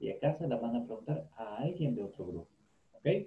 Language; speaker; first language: Spanish; native; Spanish